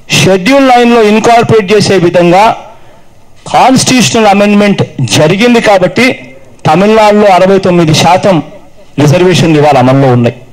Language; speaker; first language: Telugu; native; Telugu